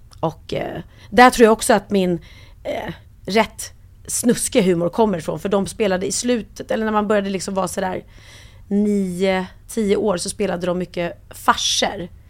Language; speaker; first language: Swedish; native; Swedish